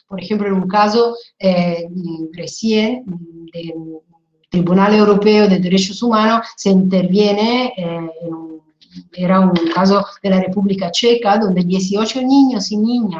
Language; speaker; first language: Spanish; non-native, fluent; Italian